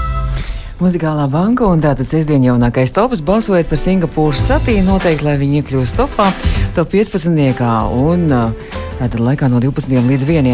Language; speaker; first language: Latvian; native; Latvian